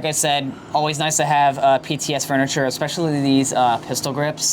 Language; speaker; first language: English; native; English